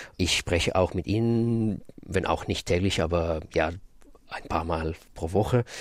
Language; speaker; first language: German; non-native, fluent; Russian